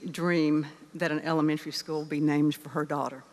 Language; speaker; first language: English; native; English